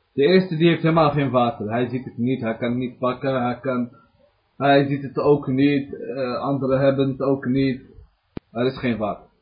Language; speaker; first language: Dutch; early bilingual, other home language; Arabic